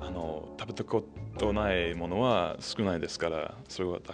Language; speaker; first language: Japanese; non-native, learner; English